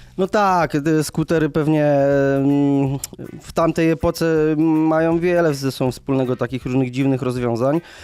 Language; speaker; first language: Polish; native; Polish